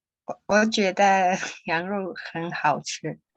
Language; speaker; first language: Chinese; non-native, learner; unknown